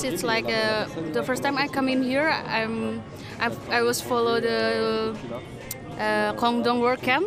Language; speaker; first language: English; non-native, learner; Indonesian